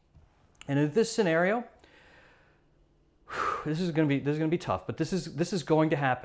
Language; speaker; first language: English; native; English